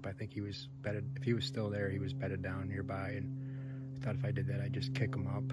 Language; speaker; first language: English; native; English